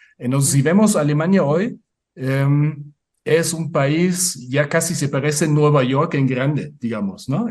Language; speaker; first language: Spanish; non-native, fluent; German